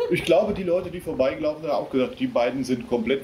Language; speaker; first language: German; native; German